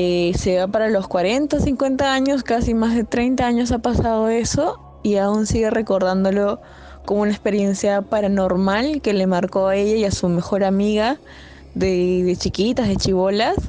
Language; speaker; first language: Spanish; native; Spanish